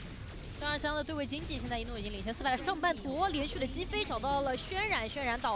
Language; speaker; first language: Chinese; native; Chinese